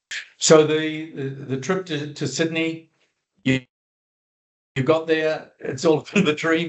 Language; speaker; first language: English; native; English